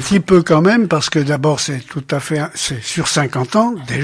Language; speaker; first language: French; native; French